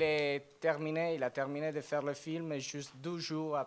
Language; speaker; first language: French; non-native, learner; Italian